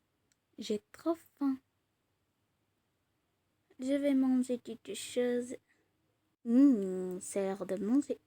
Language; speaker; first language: French; non-native, learner; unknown